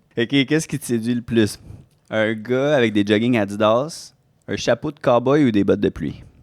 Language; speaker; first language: French; early bilingual, other home language; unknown